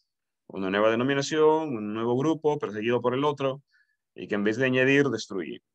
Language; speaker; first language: Spanish; native; Spanish